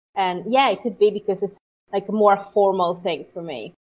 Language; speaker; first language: English; non-native, fluent; Italian